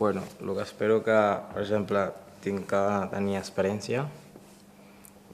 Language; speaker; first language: Catalan; non-native, local second language; Spanish